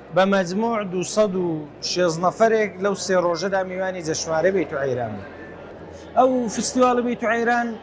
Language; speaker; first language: Central Kurdish; native; Central Kurdish